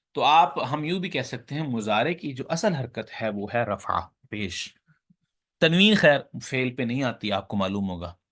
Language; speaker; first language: Urdu; native; Urdu